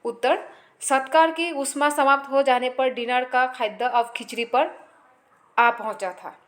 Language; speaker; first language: Hindi; non-native, local second language; Assamese